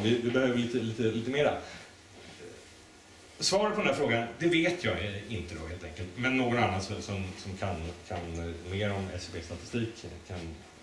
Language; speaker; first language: Swedish; native; Swedish